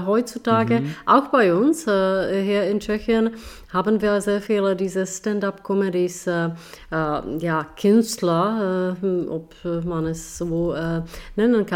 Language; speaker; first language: German; non-native, fluent; Czech